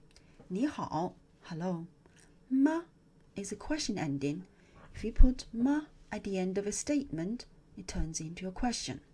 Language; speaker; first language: English; non-native, fluent; Chinese